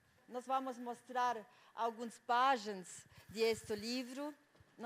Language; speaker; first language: Portuguese; non-native, fluent; German